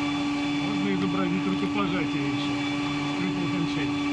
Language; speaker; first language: Russian; native; Russian